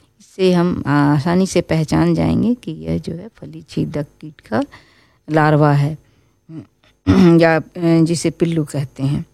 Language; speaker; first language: Hindi; native; Hindi